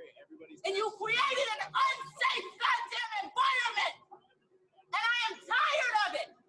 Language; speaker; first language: English; native; English